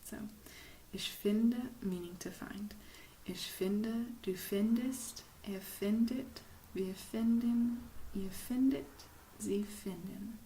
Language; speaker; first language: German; non-native, fluent; English